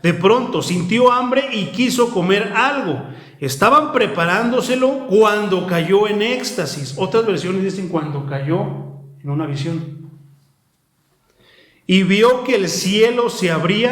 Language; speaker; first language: Spanish; native; Spanish